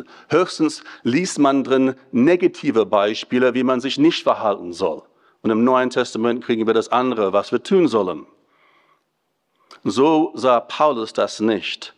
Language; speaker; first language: German; non-native, fluent; English